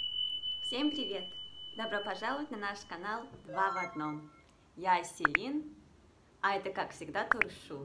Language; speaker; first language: Russian; early bilingual, heritage; Russian